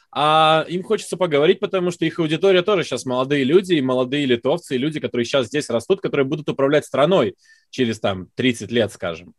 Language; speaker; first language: Russian; native; Russian